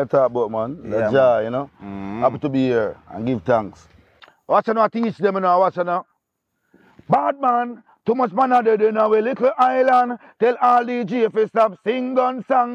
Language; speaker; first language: English; non-native, local second language; Jamaican Creole English